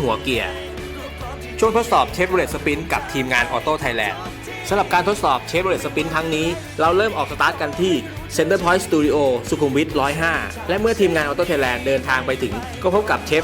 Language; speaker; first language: Thai; native; Thai